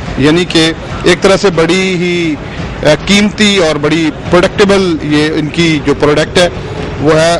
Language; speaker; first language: Urdu; native; Urdu